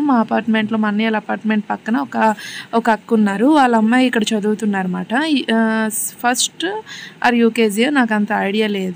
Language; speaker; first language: Telugu; native; Telugu